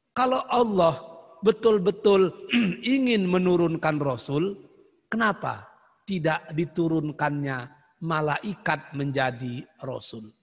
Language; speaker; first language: Indonesian; native; Indonesian